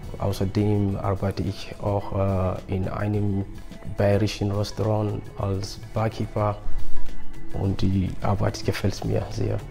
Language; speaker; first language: German; non-native, learner; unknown